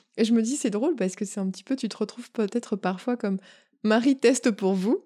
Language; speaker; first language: French; native; French